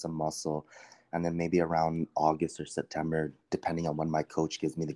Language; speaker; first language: English; native; English